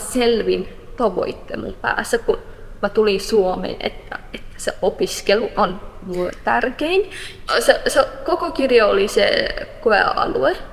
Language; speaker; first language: Finnish; non-native, fluent; Persian